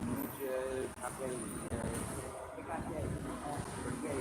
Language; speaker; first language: Spanish; non-native, learner; English